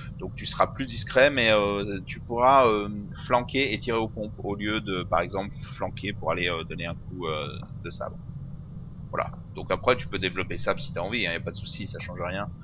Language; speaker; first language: French; native; French